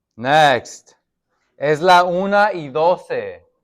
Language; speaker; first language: Spanish; non-native, fluent; English